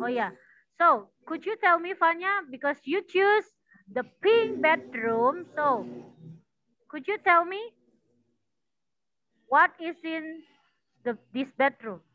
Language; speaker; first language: English; non-native, learner; Indonesian